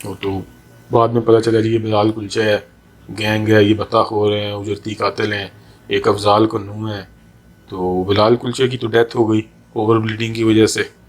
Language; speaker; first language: Urdu; non-native, local second language; Punjabi